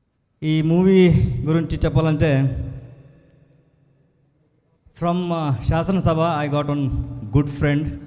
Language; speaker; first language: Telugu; non-native, learner; Kannada